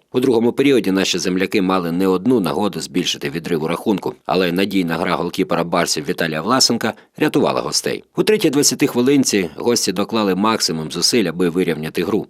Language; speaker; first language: Ukrainian; native; Ukrainian